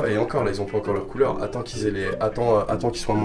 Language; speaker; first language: French; native; French